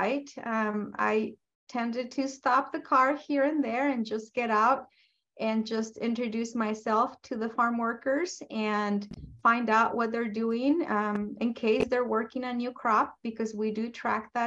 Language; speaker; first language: English; non-native, fluent; Spanish